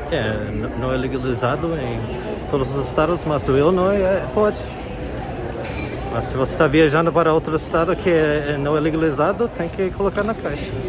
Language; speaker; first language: Portuguese; non-native, fluent; English